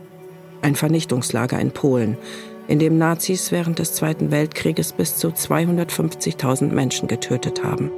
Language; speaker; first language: German; native; German